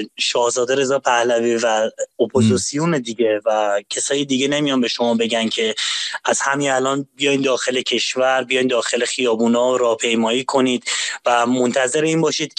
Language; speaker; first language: Persian; native; Persian